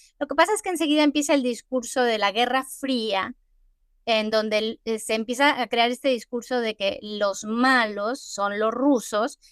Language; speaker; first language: Spanish; native; Spanish